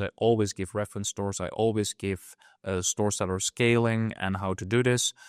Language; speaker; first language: English; non-native, fluent; Dutch